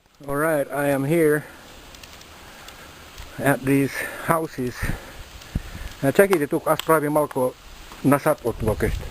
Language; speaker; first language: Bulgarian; non-native, learner; Finnish